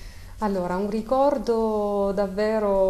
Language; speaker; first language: Italian; native; Italian